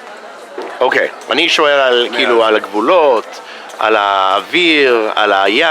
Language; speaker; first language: Hebrew; non-native, fluent; English